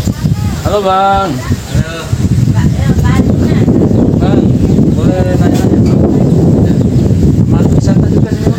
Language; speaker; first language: Indonesian; native; Indonesian